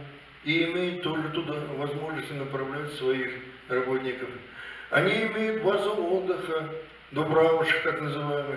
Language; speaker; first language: Russian; native; Russian